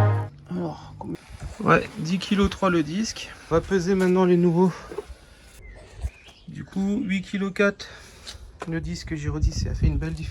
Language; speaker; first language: French; native; French